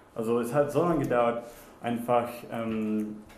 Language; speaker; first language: German; non-native, fluent; English